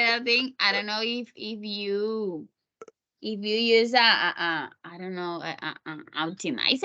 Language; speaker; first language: English; non-native, fluent; Spanish